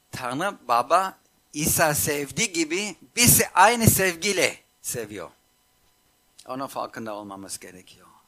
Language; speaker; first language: Turkish; non-native, fluent; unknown